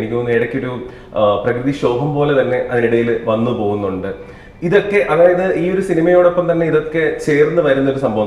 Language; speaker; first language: Malayalam; native; Malayalam